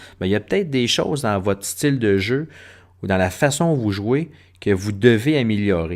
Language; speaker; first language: French; native; French